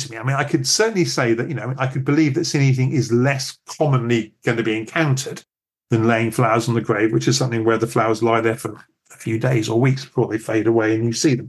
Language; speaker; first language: English; native; English